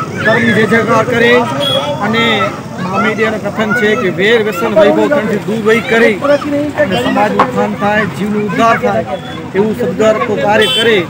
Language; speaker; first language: Gujarati; non-native, local second language; Kachhi